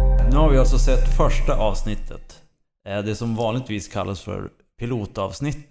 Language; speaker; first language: Swedish; native; Swedish